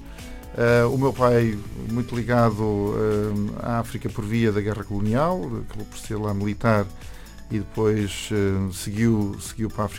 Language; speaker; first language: Portuguese; non-native, fluent; English